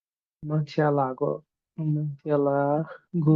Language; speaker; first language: Chinese; non-native, learner; Bangla